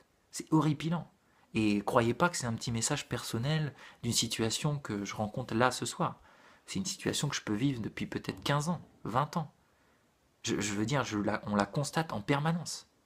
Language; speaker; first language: French; native; French